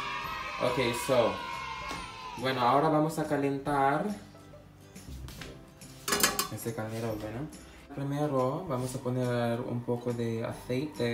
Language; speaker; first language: Spanish; non-native, fluent; Filipino